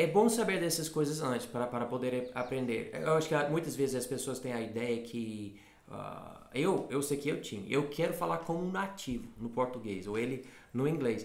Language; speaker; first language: Portuguese; non-native, fluent; English